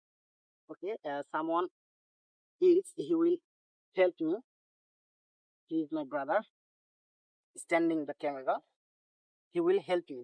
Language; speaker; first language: English; non-native, learner; Bangla